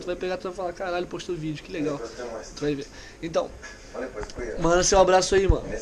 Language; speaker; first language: Portuguese; native; Portuguese